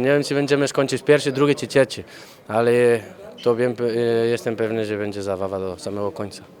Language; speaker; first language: Polish; non-native, fluent; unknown